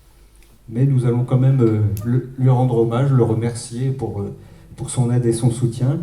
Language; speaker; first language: French; native; French